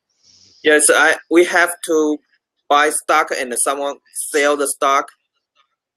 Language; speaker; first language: English; non-native, learner; Chinese